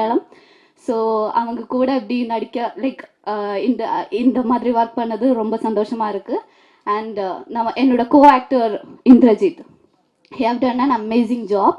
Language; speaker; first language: Tamil; non-native, learner; Malayalam